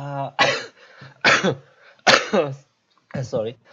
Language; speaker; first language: English; non-native, learner; Korean